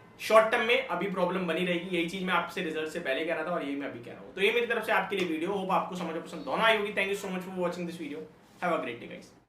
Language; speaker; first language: Hindi; native; Hindi